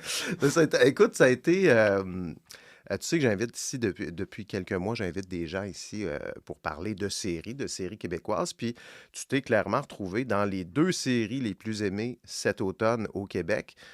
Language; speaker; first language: French; native; French